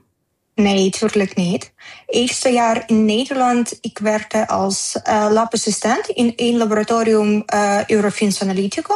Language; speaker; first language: Dutch; non-native, learner; Ukrainian